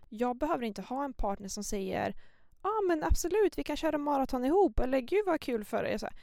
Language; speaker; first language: Swedish; early bilingual, other home language; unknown